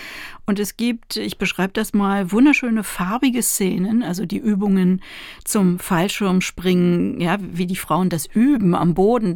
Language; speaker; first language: German; native; German